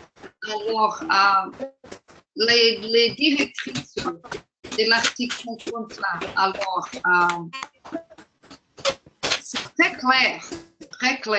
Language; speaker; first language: French; non-native, fluent; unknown